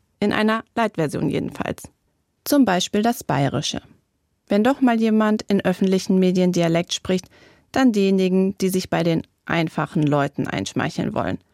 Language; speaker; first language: German; native; German